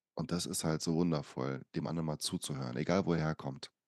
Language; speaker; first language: German; early bilingual, other home language; Portuguese